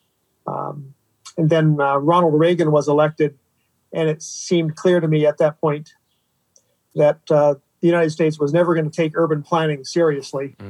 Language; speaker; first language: English; native; English